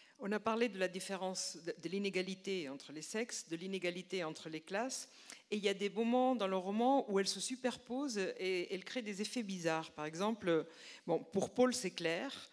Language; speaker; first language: French; non-native, fluent; Spanish